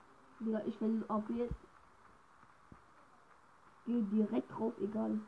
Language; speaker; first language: German; native; German